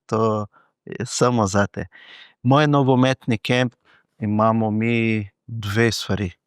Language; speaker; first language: Slovenian; non-native, fluent; Portuguese